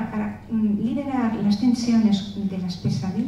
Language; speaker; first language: Spanish; native; Spanish